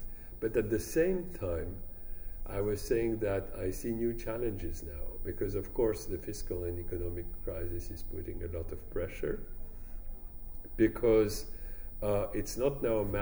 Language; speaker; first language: English; non-native, fluent; French